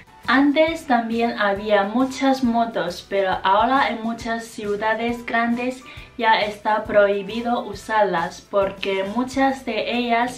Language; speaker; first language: Spanish; non-native, fluent; Chinese